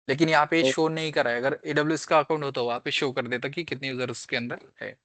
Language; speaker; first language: Hindi; non-native, local second language; Marathi